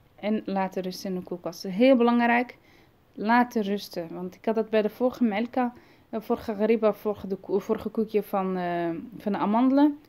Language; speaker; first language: Dutch; early bilingual, other home language; Arabic